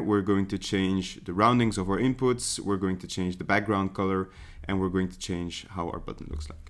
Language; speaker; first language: English; non-native, fluent; Dutch